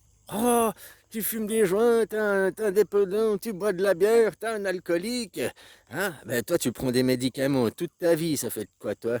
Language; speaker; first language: French; native; French